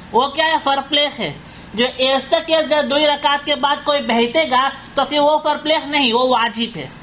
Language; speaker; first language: Urdu; non-native, fluent; Caribbean Hindustani